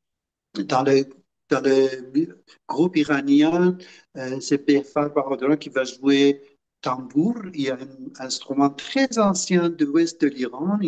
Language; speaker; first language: French; non-native, fluent; Persian